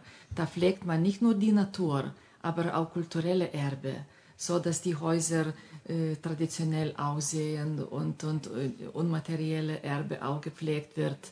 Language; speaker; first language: German; non-native, fluent; Lithuanian